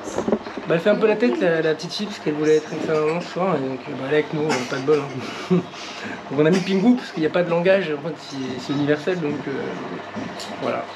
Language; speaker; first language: French; native; French